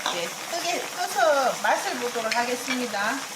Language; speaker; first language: Korean; native; Korean